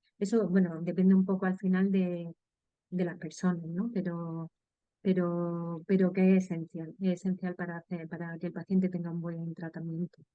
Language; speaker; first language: Spanish; native; Spanish